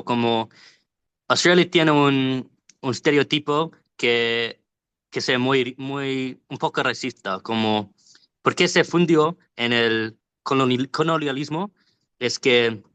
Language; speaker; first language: Spanish; non-native, learner; English